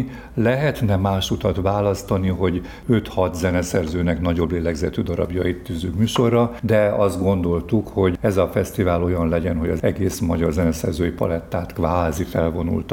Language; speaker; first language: Hungarian; native; Hungarian